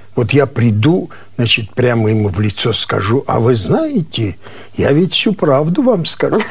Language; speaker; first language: Russian; non-native, local second language; Armenian